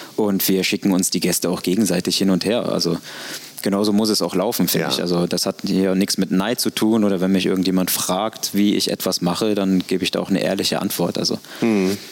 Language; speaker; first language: German; native; German